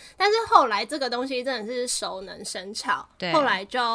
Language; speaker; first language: Chinese; native; Chinese